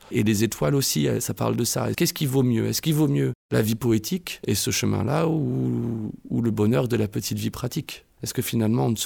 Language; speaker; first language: French; native; French